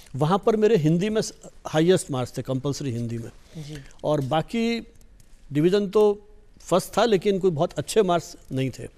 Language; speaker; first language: Hindi; native; Hindi